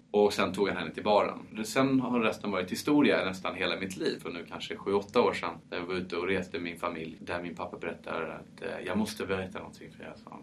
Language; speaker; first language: Swedish; early bilingual, heritage; Swedish